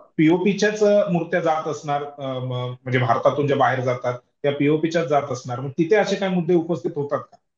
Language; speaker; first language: Marathi; native; Marathi